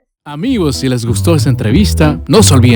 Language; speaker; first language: Spanish; native; Spanish